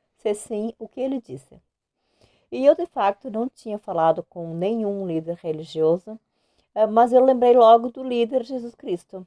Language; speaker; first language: Portuguese; native; Portuguese